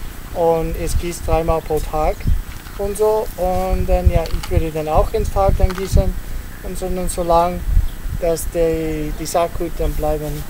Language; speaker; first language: German; non-native, learner; Italian